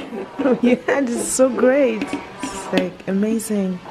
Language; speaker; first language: English; non-native, fluent; French